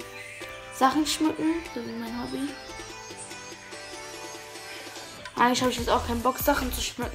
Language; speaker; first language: German; early bilingual, other home language; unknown